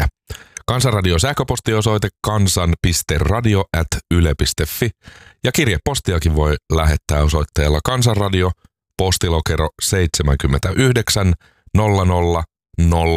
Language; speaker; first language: Finnish; native; Finnish